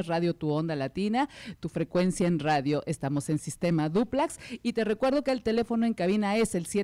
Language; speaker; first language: Spanish; native; Spanish